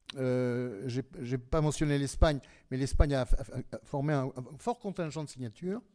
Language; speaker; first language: French; native; French